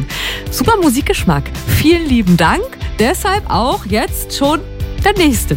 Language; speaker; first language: German; native; German